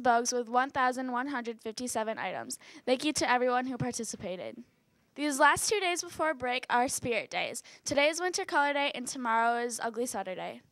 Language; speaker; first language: English; native; English